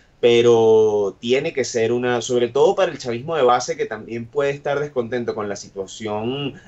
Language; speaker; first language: Spanish; native; Spanish